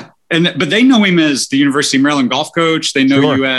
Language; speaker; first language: English; native; English